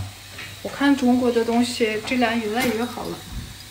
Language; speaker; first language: Chinese; non-native, learner; Russian